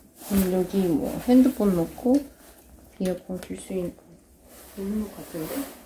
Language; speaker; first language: Korean; non-native, fluent; Russian